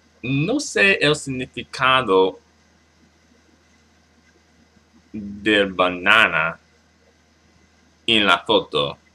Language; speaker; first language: Spanish; non-native, learner; English